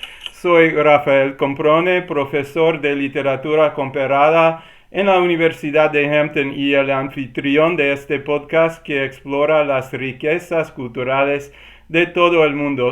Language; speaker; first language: Spanish; non-native, learner; English